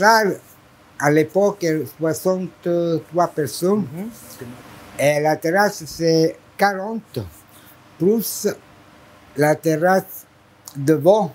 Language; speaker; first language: French; non-native, learner; Italian